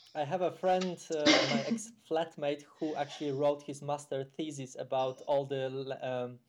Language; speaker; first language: English; non-native, fluent; Polish